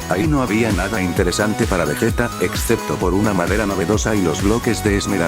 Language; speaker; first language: Spanish; native; Spanish